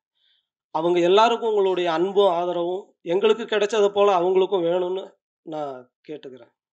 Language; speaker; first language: Tamil; native; Tamil